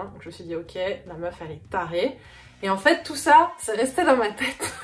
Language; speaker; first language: French; native; French